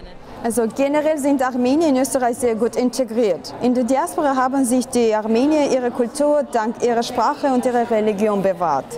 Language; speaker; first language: German; non-native, fluent; Armenian